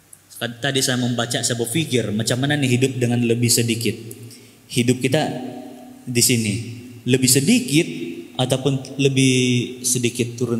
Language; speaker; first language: Malay; native; Malay